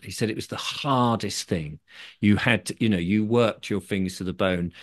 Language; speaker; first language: English; native; English